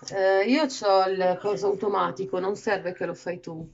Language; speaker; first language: Italian; native; Italian